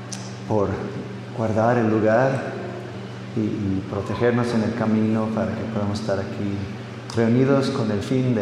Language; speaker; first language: Spanish; non-native, fluent; English